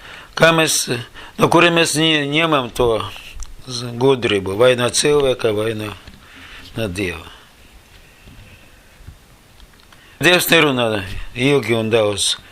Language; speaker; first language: Latvian; non-native, learner; Russian